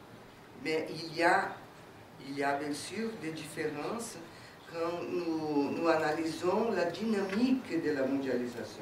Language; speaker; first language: French; non-native, fluent; Portuguese